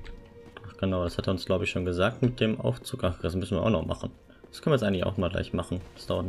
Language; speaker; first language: German; native; German